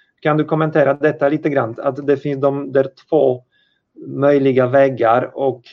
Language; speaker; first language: Swedish; non-native, fluent; Polish